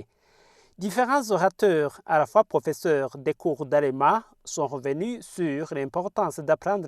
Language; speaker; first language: French; non-native, local second language; Rundi